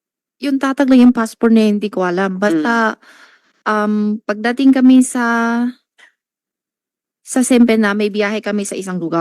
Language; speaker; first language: Filipino; non-native, local second language; Chinese